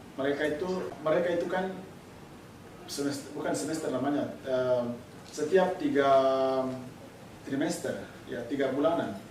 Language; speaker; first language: Indonesian; native; Indonesian